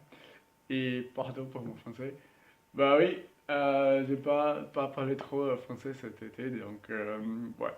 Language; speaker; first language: French; non-native, learner; Spanish